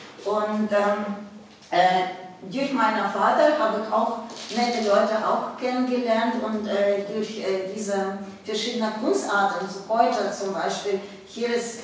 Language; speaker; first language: German; non-native, fluent; Russian